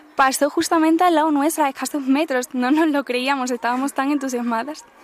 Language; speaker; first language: Spanish; native; Spanish